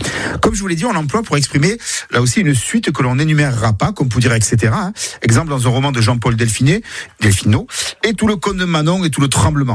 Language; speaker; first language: French; native; French